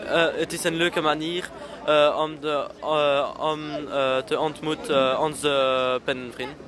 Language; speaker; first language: Dutch; non-native, learner; French